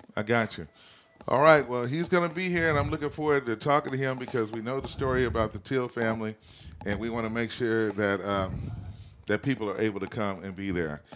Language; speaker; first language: English; native; English